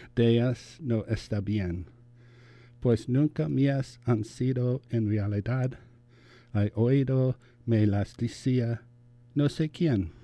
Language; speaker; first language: Spanish; non-native, learner; English